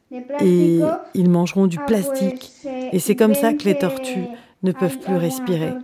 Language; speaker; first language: French; non-native, learner; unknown